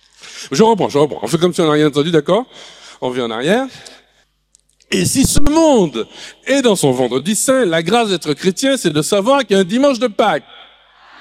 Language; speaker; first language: French; native; French